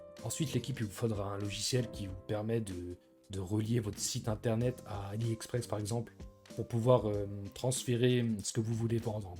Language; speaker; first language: French; native; French